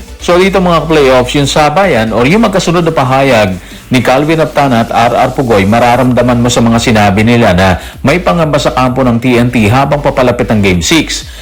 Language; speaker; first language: Filipino; native; Filipino